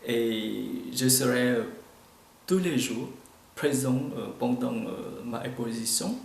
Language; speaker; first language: French; non-native, fluent; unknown